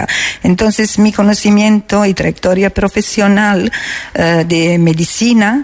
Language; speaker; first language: Spanish; non-native, learner; Croatian